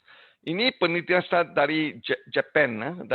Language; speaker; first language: Indonesian; non-native, learner; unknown